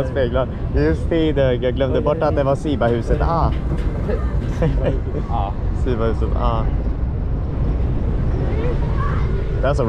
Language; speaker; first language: Swedish; native; Swedish